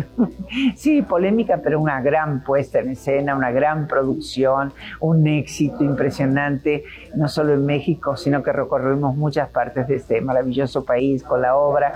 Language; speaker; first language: Spanish; native; Spanish